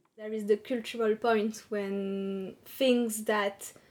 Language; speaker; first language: English; non-native, fluent; French